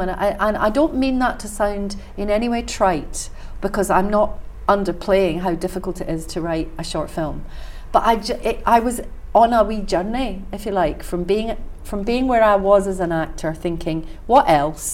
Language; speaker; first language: English; native; English